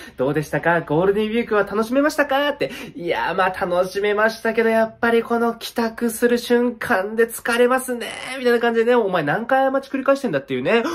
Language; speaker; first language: Japanese; native; Japanese